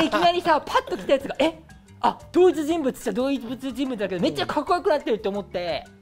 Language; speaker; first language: Japanese; native; Japanese